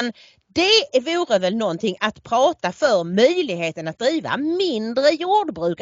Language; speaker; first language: Swedish; native; Swedish